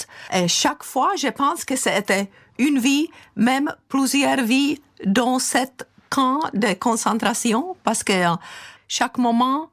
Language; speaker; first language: French; non-native, fluent; Czech